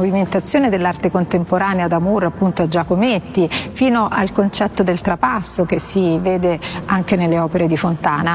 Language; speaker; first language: Italian; native; Italian